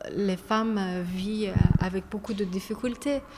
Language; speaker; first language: French; non-native, fluent; Persian